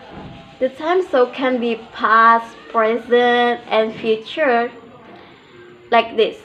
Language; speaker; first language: English; non-native, learner; Indonesian